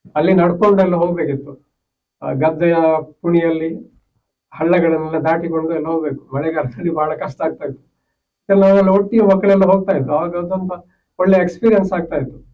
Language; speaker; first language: Kannada; non-native, local second language; Tulu